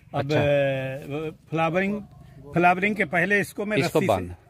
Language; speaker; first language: Hindi; native; Hindi